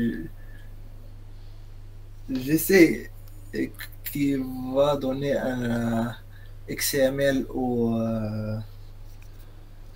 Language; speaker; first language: French; non-native, local second language; Arabic